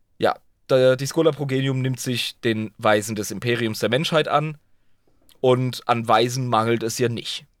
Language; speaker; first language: German; native; German